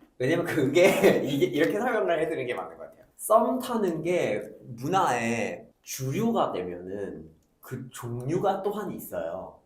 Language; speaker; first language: Korean; non-native, fluent; English